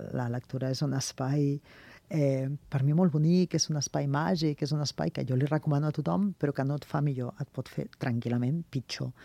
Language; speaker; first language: Catalan; non-native, local second language; Spanish